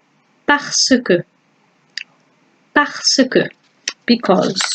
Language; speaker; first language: French; non-native, fluent; English